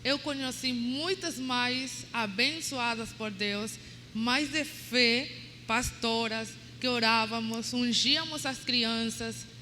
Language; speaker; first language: Portuguese; non-native, learner; Spanish